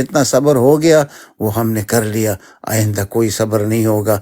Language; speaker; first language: Urdu; native; Urdu